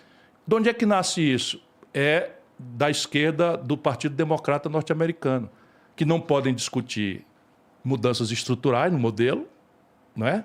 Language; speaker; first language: Portuguese; native; Portuguese